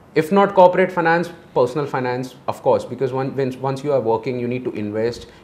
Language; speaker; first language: English; non-native, local second language; Hindi